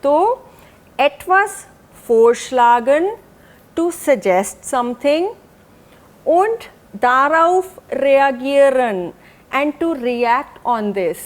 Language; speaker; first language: German; non-native, fluent; Hindi